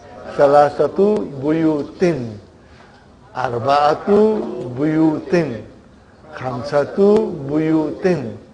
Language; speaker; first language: Arabic; non-native, fluent; Urdu